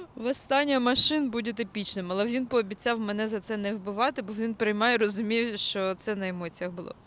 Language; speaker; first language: Ukrainian; non-native, local second language; Russian